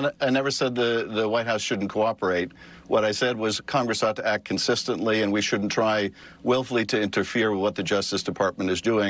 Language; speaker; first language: English; native; English